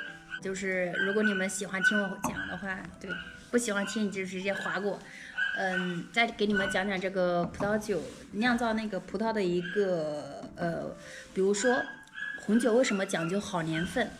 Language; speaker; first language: Chinese; native; Chinese